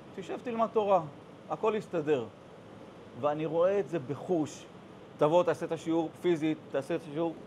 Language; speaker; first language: Hebrew; native; Hebrew